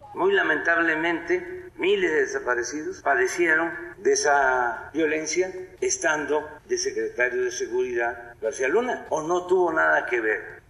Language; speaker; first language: Spanish; native; Spanish